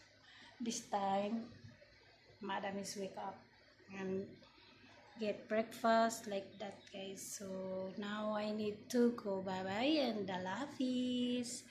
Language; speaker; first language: English; non-native, learner; Filipino